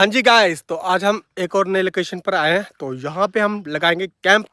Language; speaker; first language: Hindi; non-native, local second language; Punjabi